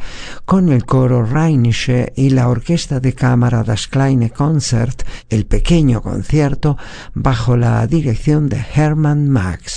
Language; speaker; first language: Spanish; native; Spanish